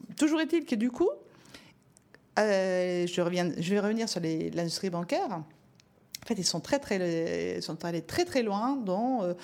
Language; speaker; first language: French; non-native, fluent; Norwegian